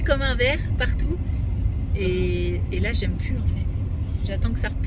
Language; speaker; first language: French; native; French